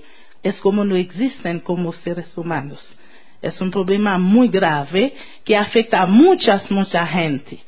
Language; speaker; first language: Spanish; non-native, fluent; Haitian Creole